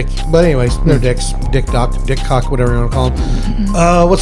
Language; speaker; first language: English; native; English